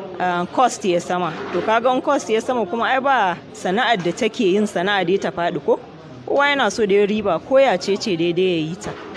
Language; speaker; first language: Hausa; native; Hausa